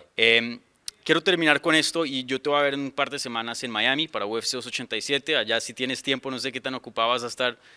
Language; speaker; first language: Spanish; native; Spanish